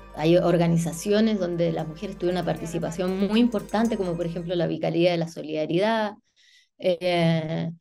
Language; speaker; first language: Spanish; native; Spanish